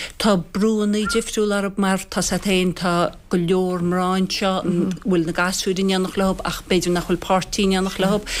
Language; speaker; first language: Irish; native; Irish